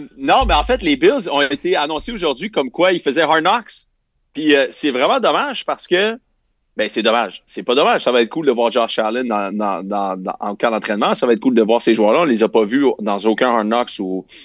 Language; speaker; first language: French; native; French